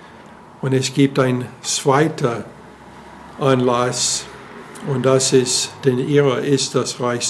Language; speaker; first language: German; non-native, fluent; English